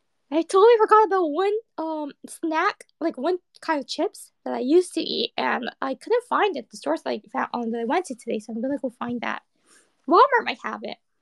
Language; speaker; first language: English; early bilingual, other home language; Japanese